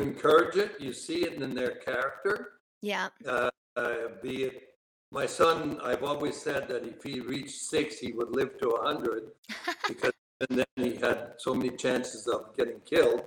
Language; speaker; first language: English; native; English